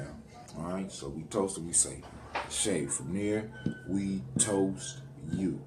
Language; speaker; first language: English; native; English